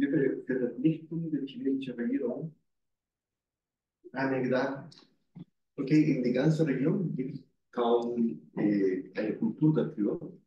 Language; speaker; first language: German; non-native, learner; Spanish